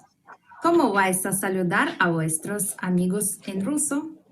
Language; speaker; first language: Spanish; non-native, fluent; Russian